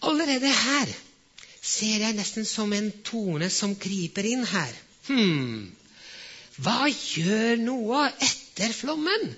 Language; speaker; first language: Norwegian; non-native, fluent; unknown